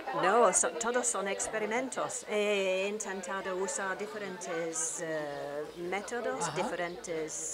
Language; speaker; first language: Spanish; non-native, learner; English